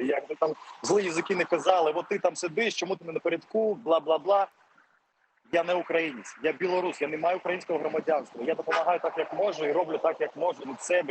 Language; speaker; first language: Ukrainian; non-native, fluent; Russian